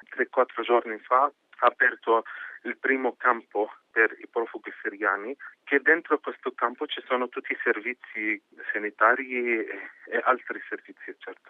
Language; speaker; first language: Italian; non-native, fluent; Arabic